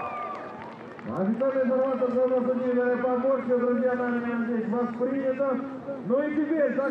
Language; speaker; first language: Russian; native; Russian